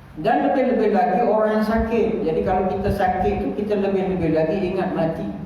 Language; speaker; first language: Malay; native; Malay